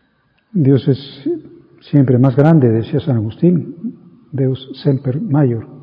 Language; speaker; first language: Spanish; native; Spanish